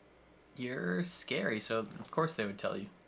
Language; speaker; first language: English; native; English